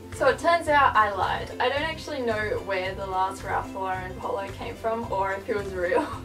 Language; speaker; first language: English; native; English